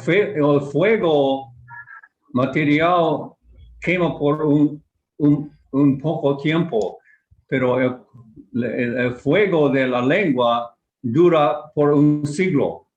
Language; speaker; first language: Spanish; non-native, fluent; English